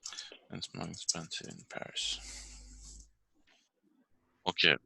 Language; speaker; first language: English; non-native, fluent; French